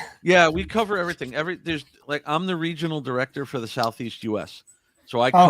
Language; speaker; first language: English; native; English